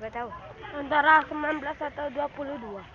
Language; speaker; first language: Indonesian; native; Indonesian